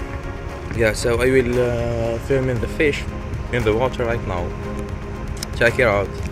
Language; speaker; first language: English; non-native, learner; Arabic